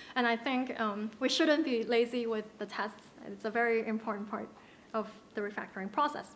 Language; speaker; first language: English; non-native, local second language; Cantonese